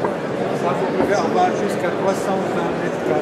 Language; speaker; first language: French; non-native, fluent; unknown